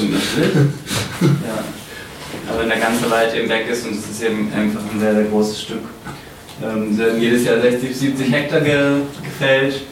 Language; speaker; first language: German; native; German